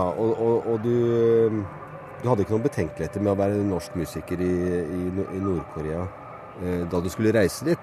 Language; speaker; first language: Norwegian; native; Norwegian